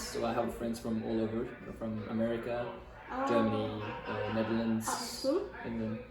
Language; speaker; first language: English; non-native, fluent; Norwegian